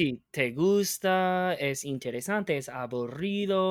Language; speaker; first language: Spanish; non-native, fluent; English